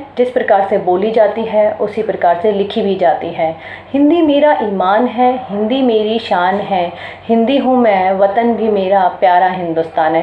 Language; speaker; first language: Hindi; native; Hindi